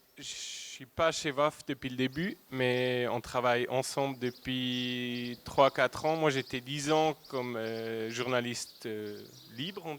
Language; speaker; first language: French; non-native, local second language; German